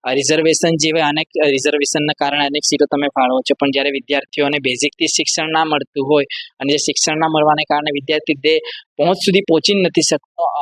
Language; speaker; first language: Gujarati; native; Gujarati